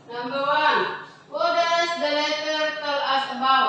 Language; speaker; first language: English; non-native, learner; Indonesian